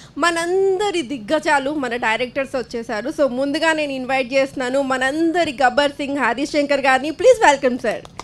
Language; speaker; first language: Telugu; native; Telugu